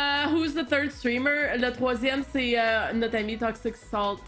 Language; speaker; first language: French; native; French